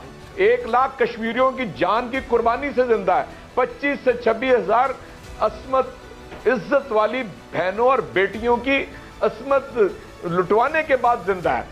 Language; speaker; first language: Urdu; native; Urdu